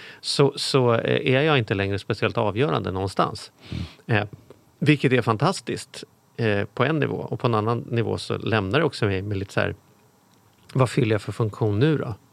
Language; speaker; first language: Swedish; native; Swedish